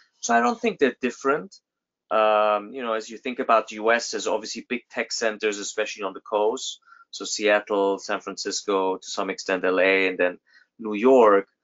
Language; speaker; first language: English; non-native, fluent; German